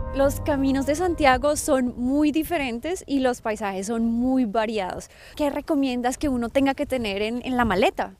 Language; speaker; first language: Spanish; native; Spanish